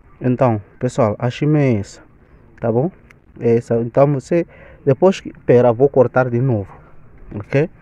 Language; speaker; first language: Portuguese; non-native, local second language; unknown